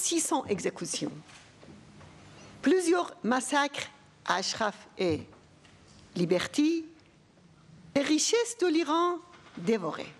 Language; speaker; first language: French; non-native, fluent; Persian